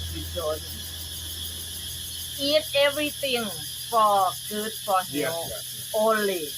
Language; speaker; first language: English; non-native, learner; Thai